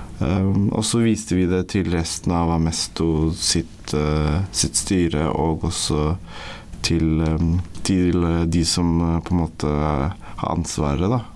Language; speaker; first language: Norwegian; early bilingual, other home language; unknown